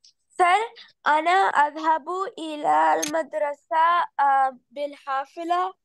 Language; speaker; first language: Arabic; non-native, learner; Urdu